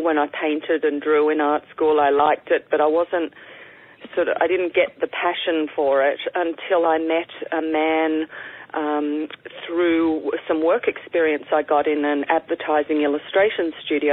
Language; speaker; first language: English; native; English